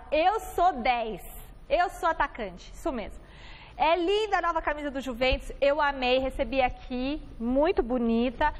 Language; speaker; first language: Portuguese; native; Portuguese